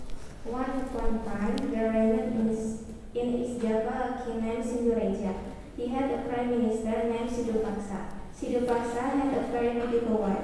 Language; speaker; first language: English; non-native, learner; Indonesian